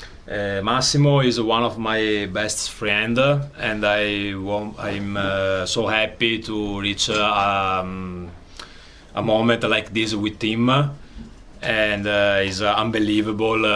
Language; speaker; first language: English; non-native, learner; Italian